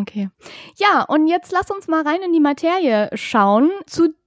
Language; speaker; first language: German; native; German